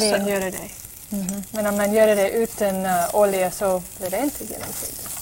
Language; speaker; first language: Swedish; non-native, fluent; English